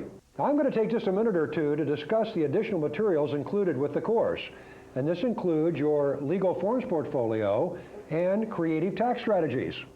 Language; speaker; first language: English; native; English